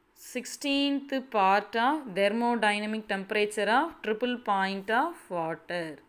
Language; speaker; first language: English; non-native, local second language; Tamil